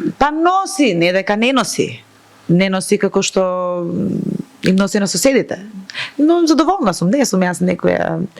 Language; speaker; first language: Macedonian; native; Macedonian